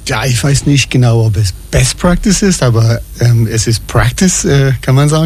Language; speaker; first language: German; non-native, fluent; English